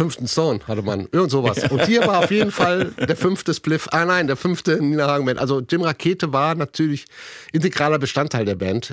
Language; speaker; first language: German; native; German